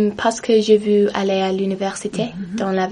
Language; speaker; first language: French; non-native, learner; English